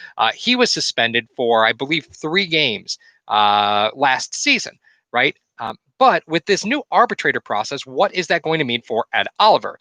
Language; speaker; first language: English; native; English